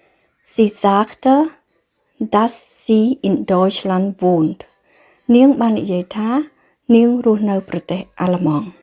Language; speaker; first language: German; non-native, fluent; Khmer